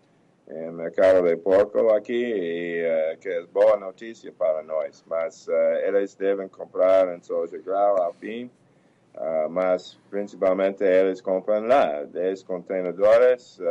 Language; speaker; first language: Portuguese; non-native, fluent; English